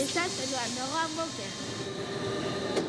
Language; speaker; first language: French; non-native, learner; Romanian